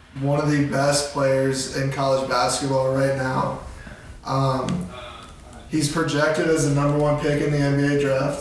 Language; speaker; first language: English; native; English